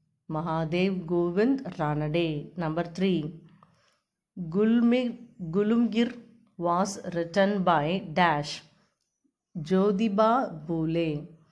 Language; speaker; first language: English; non-native, local second language; Tamil